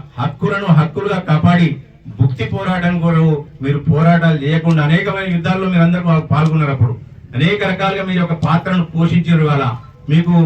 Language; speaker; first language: Telugu; native; Telugu